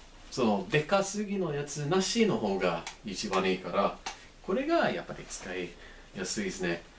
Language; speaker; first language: Japanese; non-native, learner; English